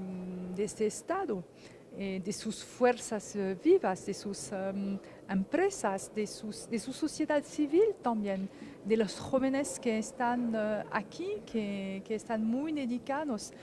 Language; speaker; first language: Spanish; non-native, fluent; French